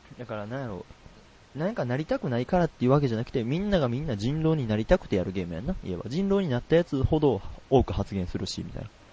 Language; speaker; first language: Japanese; native; Japanese